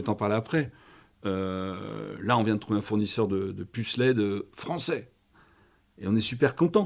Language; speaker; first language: French; native; French